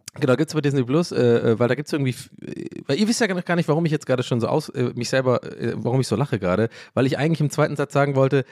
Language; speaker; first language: German; early bilingual, other home language; English